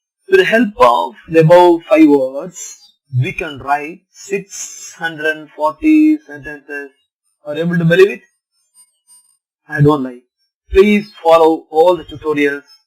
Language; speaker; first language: English; non-native, local second language; Tamil